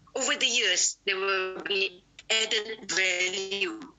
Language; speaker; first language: English; non-native, local second language; Malay